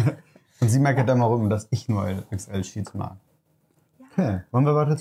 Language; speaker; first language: German; native; German